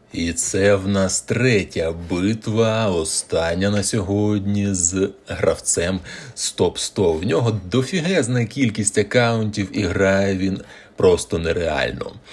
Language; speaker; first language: Ukrainian; non-native, local second language; Russian